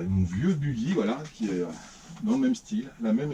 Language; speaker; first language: French; native; French